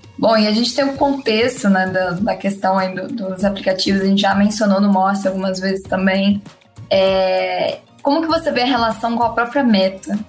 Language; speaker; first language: Portuguese; native; Portuguese